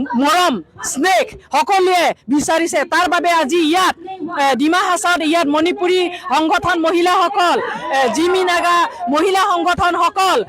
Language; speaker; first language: Assamese; non-native, local second language; Karbi